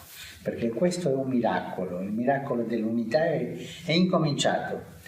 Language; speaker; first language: Italian; non-native, fluent; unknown